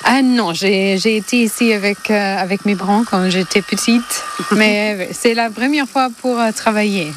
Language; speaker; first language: French; non-native, fluent; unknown